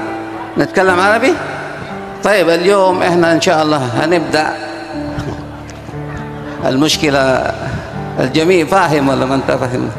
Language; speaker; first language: Arabic; early bilingual, other home language; Indonesian